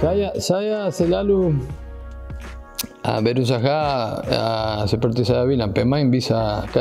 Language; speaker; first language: Indonesian; non-native, fluent; Spanish